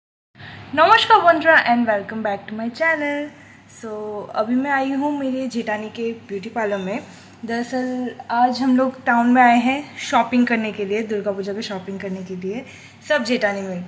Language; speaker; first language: Hindi; native; Hindi